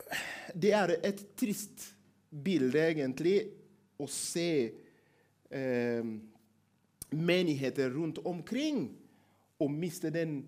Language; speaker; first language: Norwegian; non-native, fluent; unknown